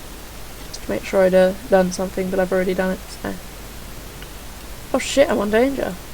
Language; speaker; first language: English; native; English